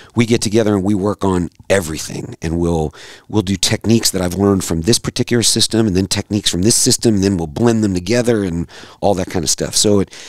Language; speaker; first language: English; native; English